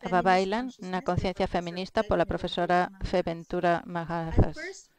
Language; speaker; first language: Galician; non-native, fluent; Filipino